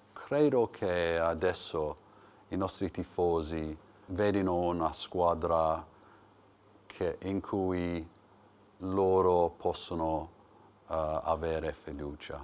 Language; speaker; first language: Italian; non-native, learner; English